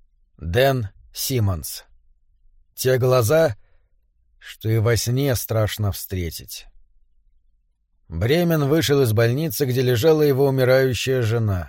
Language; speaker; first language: Russian; native; Russian